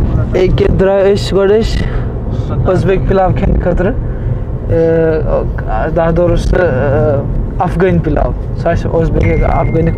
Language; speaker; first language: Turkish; non-native, fluent; Kashmiri